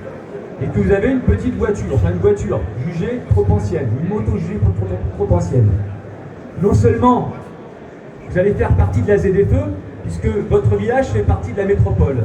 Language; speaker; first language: French; native; French